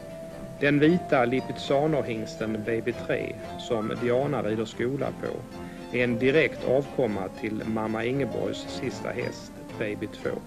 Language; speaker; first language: Swedish; native; Swedish